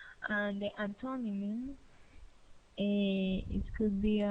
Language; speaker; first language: English; non-native, learner; Spanish